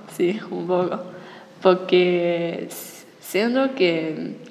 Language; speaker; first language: Spanish; non-native, learner; Chinese